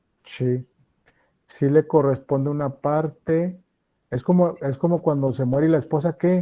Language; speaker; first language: Spanish; native; Spanish